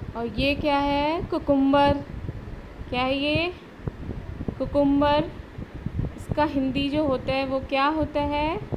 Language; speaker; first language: Hindi; native; Hindi